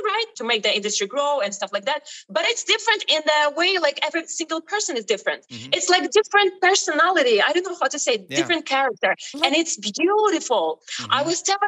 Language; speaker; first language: English; non-native, fluent; Ukrainian